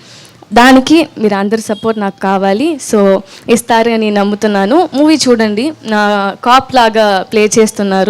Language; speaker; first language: Telugu; non-native, learner; Tamil